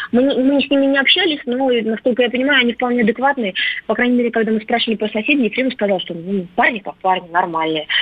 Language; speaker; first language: Russian; native; Russian